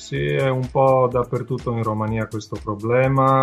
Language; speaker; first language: Italian; non-native, fluent; Romanian